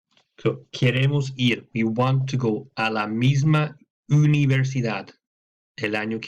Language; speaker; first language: Spanish; non-native, fluent; English